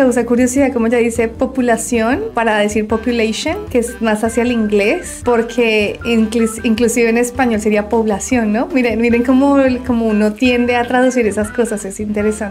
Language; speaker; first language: Spanish; native; Spanish